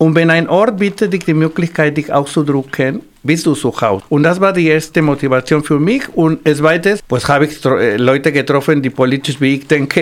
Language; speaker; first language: German; non-native, fluent; Spanish